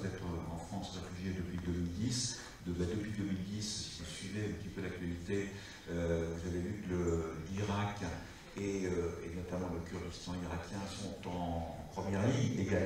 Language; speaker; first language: French; native; French